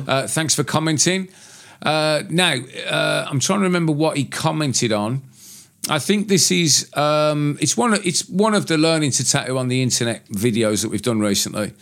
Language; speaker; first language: English; native; English